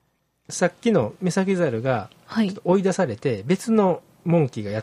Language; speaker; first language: Japanese; native; Japanese